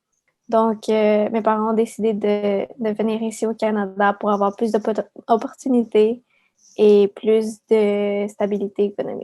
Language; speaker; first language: French; early bilingual, other home language; Spanish